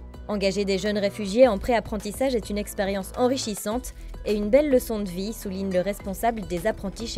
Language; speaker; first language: French; native; French